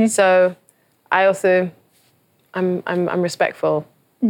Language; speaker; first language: English; native; English